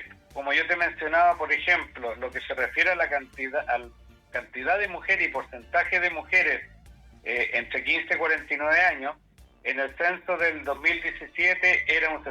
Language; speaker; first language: Spanish; native; Spanish